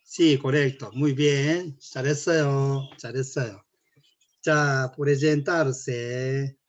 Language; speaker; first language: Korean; native; Korean